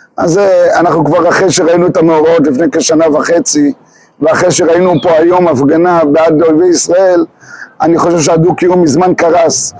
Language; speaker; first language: Hebrew; native; Hebrew